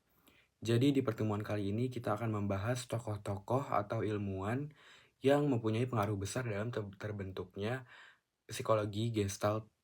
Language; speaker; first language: Indonesian; native; Indonesian